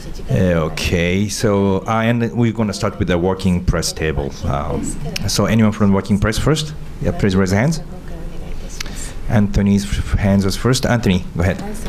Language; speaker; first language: English; non-native, fluent; Japanese